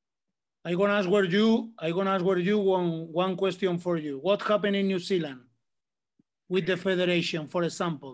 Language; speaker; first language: English; non-native, learner; Spanish